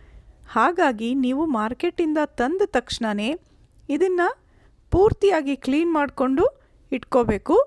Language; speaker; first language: Kannada; native; Kannada